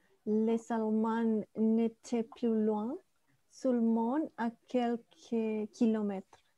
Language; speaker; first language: French; non-native, learner; Spanish